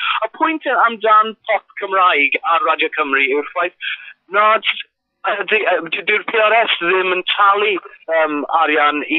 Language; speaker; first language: Welsh; non-native, local second language; English